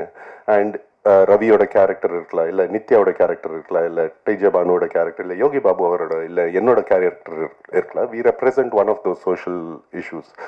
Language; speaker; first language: Tamil; non-native, local second language; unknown